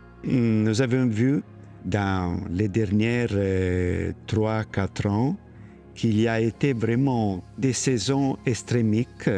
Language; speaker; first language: French; non-native, learner; Italian